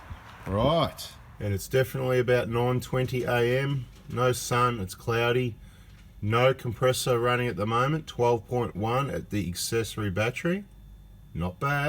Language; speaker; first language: English; native; English